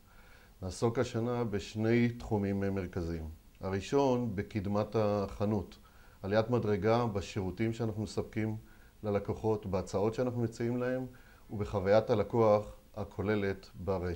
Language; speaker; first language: Hebrew; native; Hebrew